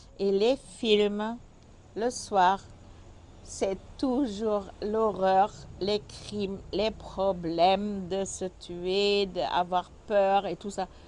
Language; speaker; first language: French; non-native, fluent; German